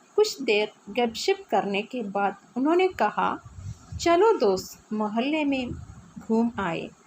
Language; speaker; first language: Hindi; non-native, local second language; Malayalam